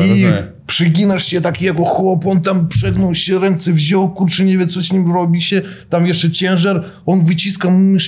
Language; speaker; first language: Polish; non-native, fluent; Russian